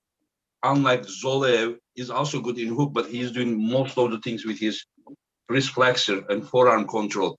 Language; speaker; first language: English; non-native, fluent; Turkish